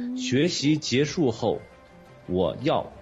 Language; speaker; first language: Chinese; non-native, learner; Malay